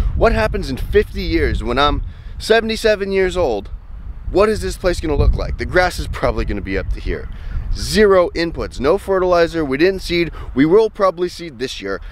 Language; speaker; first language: English; native; English